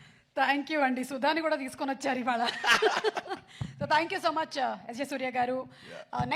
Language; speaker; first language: Telugu; native; Telugu